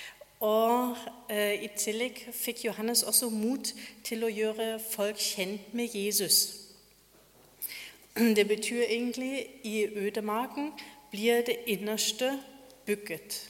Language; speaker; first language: Norwegian; non-native, fluent; German